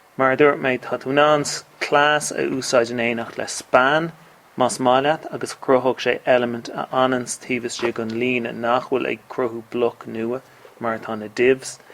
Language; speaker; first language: Irish; native; Irish